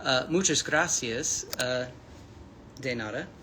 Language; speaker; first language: Spanish; non-native, learner; English